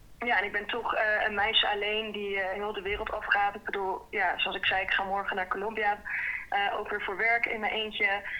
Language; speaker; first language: Dutch; early bilingual, heritage; Dutch